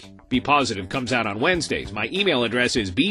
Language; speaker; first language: English; native; English